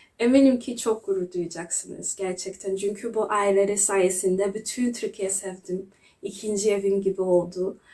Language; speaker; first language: Turkish; non-native, learner; Kinyarwanda